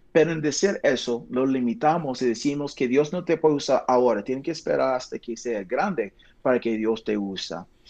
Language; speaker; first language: Spanish; non-native, fluent; English